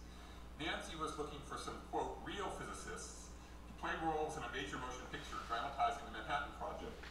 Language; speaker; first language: English; native; English